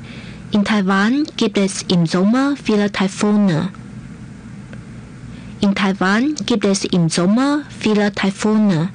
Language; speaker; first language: German; non-native, fluent; Chinese